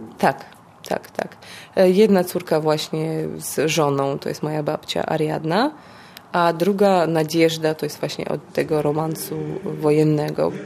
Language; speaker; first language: Polish; non-native, fluent; Russian